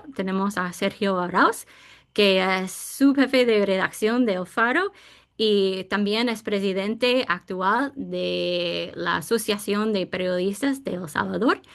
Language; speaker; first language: Spanish; non-native, fluent; English